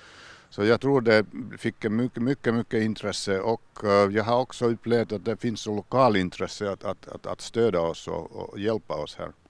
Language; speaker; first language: Swedish; non-native, local second language; Finnish